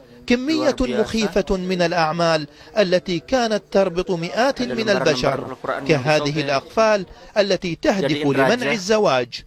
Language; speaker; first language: Arabic; native; Arabic